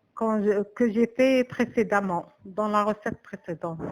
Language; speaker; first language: French; non-native, local second language; Arabic